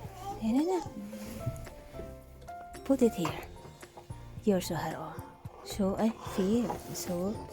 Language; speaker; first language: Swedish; non-native, learner; Filipino